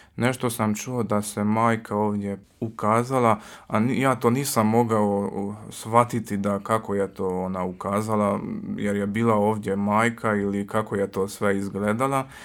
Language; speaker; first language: Croatian; early bilingual, heritage; Croatian